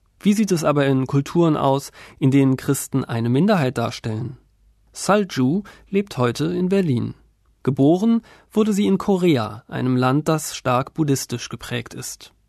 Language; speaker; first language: German; native; German